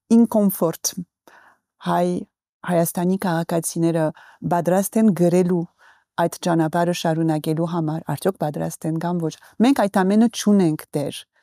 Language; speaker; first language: Armenian; early bilingual, heritage; Armenian